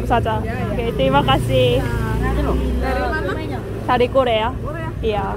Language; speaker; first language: Indonesian; non-native, learner; Korean